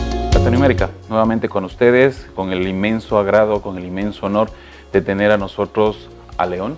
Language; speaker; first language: Spanish; native; Spanish